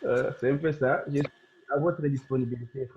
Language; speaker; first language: French; non-native, local second language; Swahili